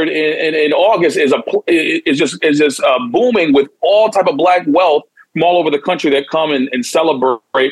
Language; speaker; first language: English; native; English